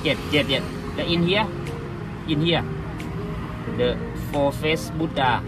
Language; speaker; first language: English; non-native, learner; Thai